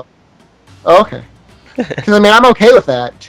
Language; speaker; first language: English; native; English